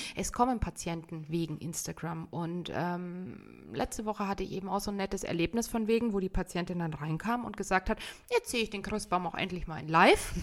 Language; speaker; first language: German; native; German